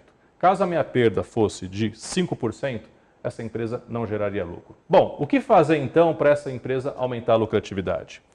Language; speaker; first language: Portuguese; native; Portuguese